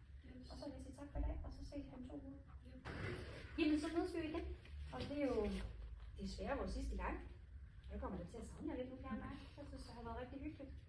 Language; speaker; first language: Danish; native; Danish